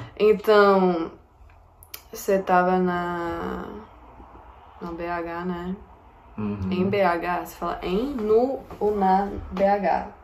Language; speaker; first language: Portuguese; non-native, fluent; English